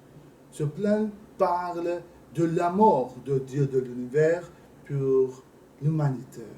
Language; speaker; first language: French; non-native, learner; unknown